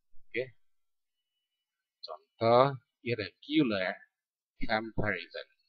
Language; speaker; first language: English; non-native, fluent; Indonesian